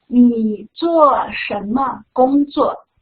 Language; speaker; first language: Chinese; non-native, fluent; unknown